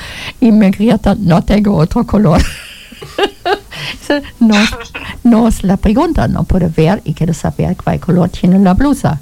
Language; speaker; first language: Spanish; non-native, learner; German